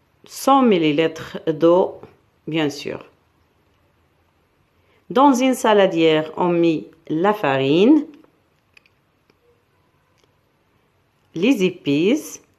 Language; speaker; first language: French; non-native, local second language; Arabic